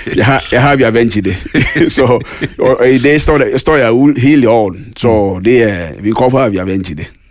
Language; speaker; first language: Danish; non-native, fluent; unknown